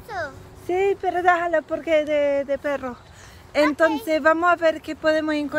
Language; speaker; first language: Spanish; non-native, fluent; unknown